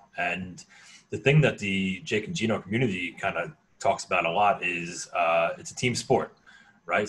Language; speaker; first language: English; native; English